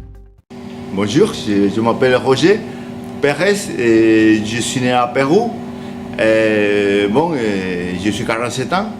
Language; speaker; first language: French; non-native, learner; Spanish